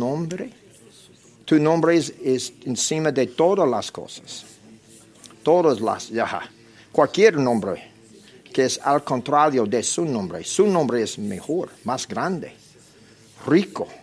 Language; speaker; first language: Spanish; non-native, learner; English